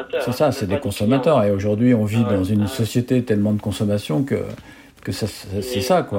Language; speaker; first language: French; native; French